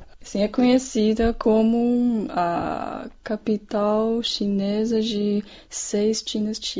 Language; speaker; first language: Portuguese; non-native, fluent; Chinese